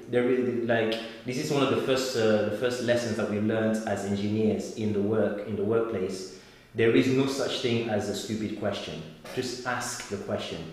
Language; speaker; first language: English; non-native, fluent; Lingala